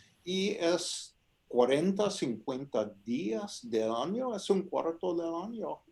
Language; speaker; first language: Spanish; non-native, fluent; English